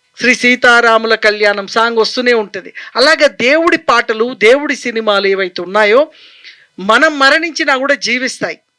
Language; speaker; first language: Telugu; native; Telugu